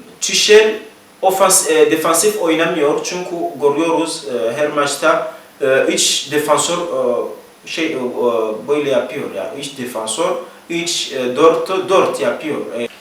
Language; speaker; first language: Turkish; non-native, learner; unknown